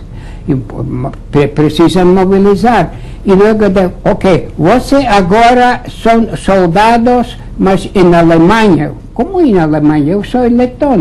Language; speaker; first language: Portuguese; non-native, fluent; Latvian